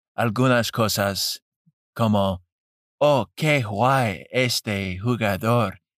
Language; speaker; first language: Spanish; non-native, learner; English